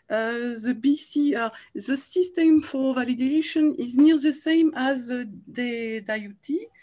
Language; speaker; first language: English; non-native, learner; French